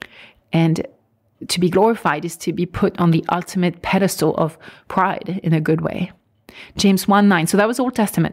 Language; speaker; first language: English; non-native, fluent; French